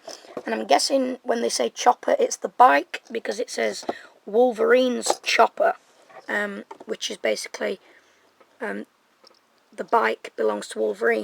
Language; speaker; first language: English; native; English